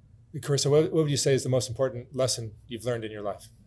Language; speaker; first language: English; native; English